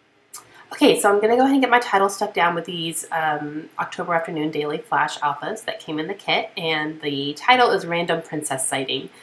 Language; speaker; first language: English; native; English